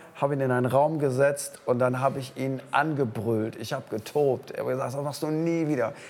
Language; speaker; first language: German; native; German